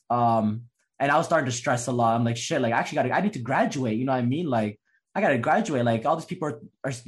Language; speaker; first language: English; native; English